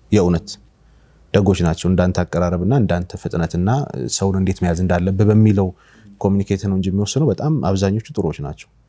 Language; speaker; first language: Amharic; native; Amharic